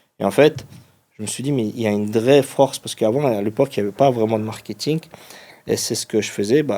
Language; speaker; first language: French; non-native, fluent; Ingush